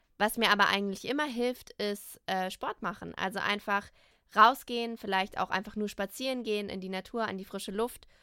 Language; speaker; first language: German; native; German